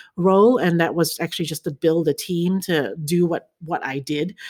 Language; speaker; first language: English; early bilingual, other home language; Chinese